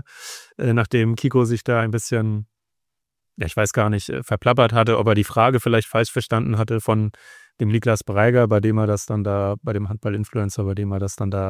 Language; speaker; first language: German; native; German